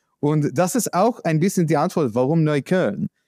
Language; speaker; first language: German; non-native, learner; English